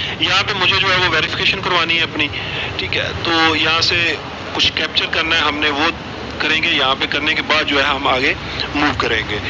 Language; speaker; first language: Urdu; non-native, local second language; Punjabi